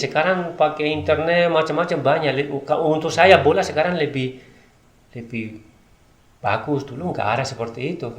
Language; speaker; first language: Indonesian; non-native, learner; Spanish